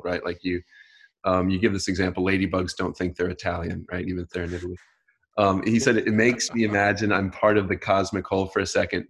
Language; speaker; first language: English; native; English